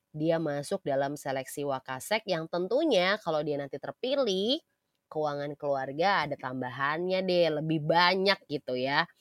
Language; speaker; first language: Indonesian; native; Indonesian